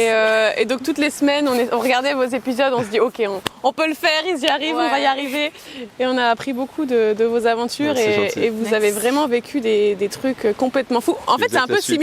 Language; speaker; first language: French; native; French